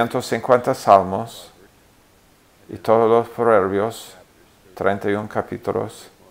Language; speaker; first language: Spanish; non-native, fluent; English